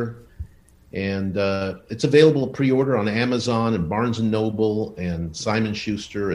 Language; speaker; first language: English; early bilingual, other home language; Spanish